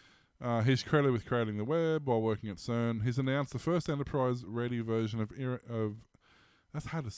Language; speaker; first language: English; native; English